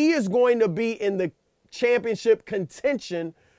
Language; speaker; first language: English; native; English